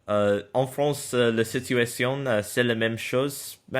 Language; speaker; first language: French; non-native, learner; English